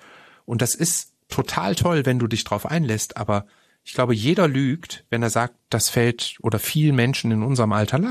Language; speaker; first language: German; native; German